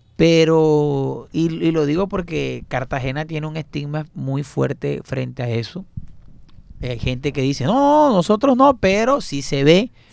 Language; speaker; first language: Spanish; native; Spanish